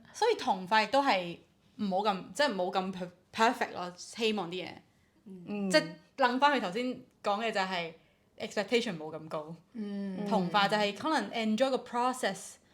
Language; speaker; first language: Cantonese; native; Cantonese